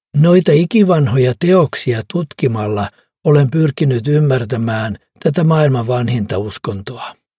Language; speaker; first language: Finnish; native; Finnish